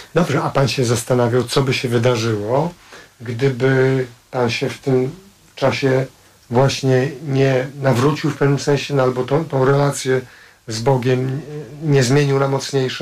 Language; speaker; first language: Polish; native; Polish